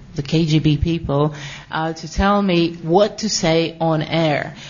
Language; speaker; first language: English; non-native, fluent; Russian